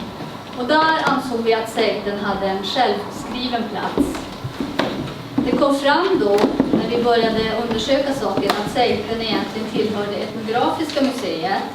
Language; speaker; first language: Swedish; native; Swedish